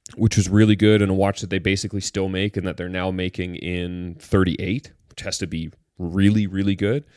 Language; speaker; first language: English; native; English